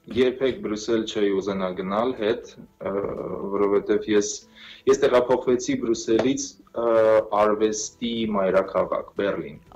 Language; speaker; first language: Armenian; native; Armenian